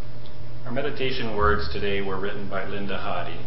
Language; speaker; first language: English; native; English